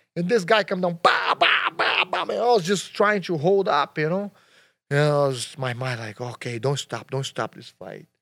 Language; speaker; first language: English; non-native, learner; Portuguese